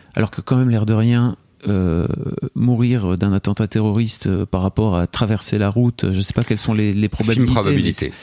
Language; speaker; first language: French; native; French